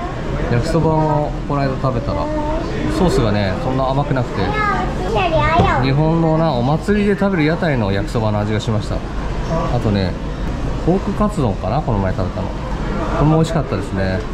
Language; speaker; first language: Japanese; native; Japanese